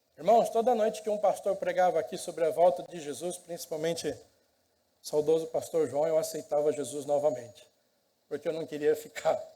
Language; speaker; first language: Portuguese; native; Portuguese